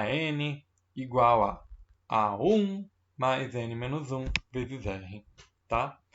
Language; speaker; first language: Portuguese; native; Portuguese